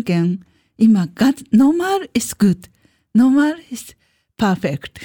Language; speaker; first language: German; non-native, learner; Japanese